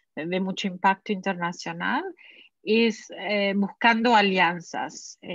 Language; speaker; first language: Spanish; native; Spanish